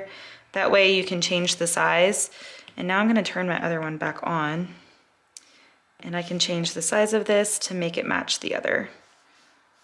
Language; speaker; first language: English; native; English